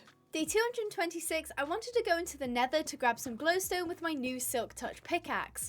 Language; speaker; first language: English; native; English